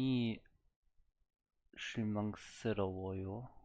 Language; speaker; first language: Korean; non-native, learner; German